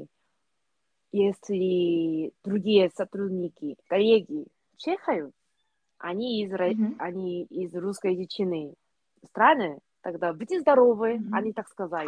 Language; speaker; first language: Russian; non-native, learner; Korean